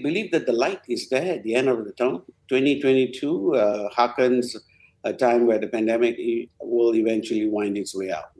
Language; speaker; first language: English; non-native, local second language; Tamil